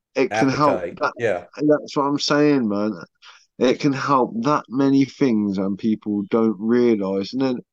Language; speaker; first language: English; early bilingual, other home language; Spanish